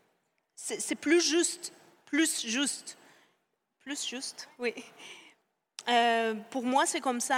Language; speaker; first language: French; non-native, fluent; Persian